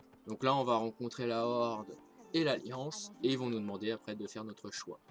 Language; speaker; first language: French; native; French